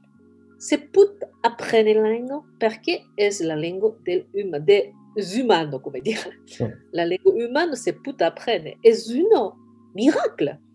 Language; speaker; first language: French; non-native, fluent; Japanese